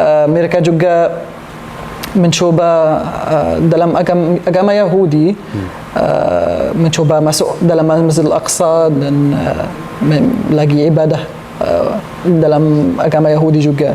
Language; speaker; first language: Indonesian; non-native, learner; Arabic